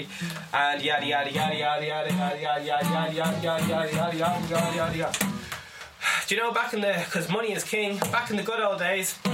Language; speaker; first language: English; native; English